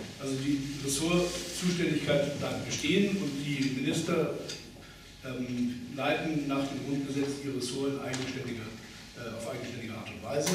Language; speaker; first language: German; native; German